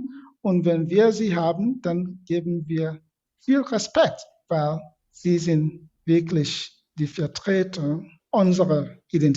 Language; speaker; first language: German; non-native, fluent; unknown